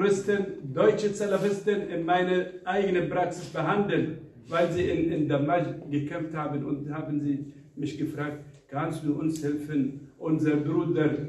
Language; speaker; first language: German; non-native, fluent; Arabic